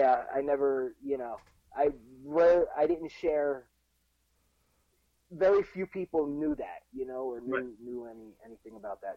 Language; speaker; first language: English; native; English